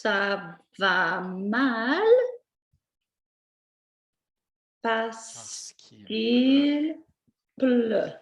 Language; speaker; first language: French; non-native, fluent; English